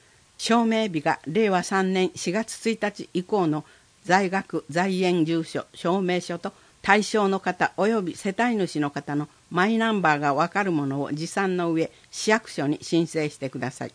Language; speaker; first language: Japanese; native; Japanese